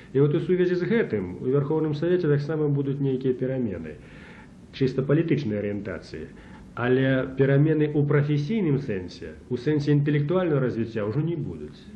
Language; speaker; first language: Belarusian; native; Belarusian